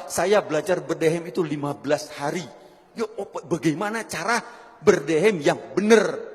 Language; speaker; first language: Indonesian; native; Indonesian